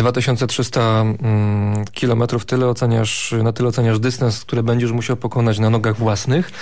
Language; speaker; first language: Polish; native; Polish